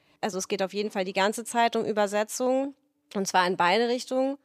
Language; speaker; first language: German; native; German